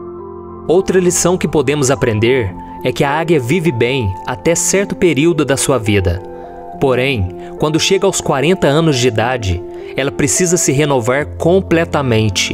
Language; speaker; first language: Portuguese; native; Portuguese